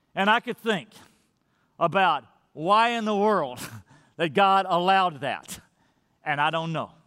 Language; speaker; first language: English; native; English